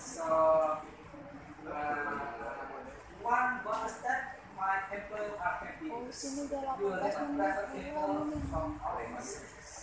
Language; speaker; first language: English; non-native, learner; Indonesian